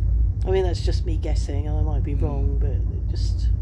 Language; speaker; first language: English; native; English